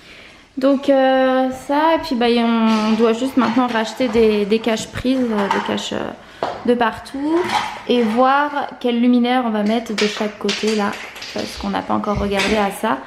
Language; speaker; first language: French; native; French